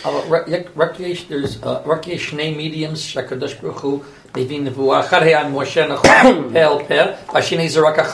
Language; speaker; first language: Hebrew; non-native, learner; English